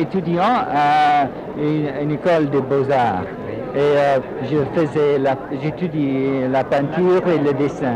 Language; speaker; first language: French; non-native, fluent; English